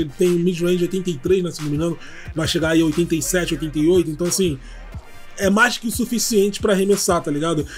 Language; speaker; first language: Portuguese; native; Portuguese